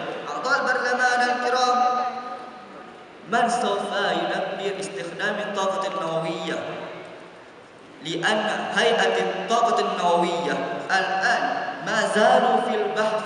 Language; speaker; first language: Arabic; non-native, learner; Malay